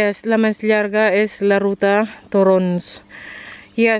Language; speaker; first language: Catalan; non-native, learner; Filipino